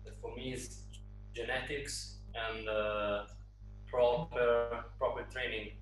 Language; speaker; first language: English; non-native, learner; Italian